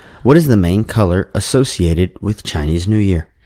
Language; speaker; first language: English; native; English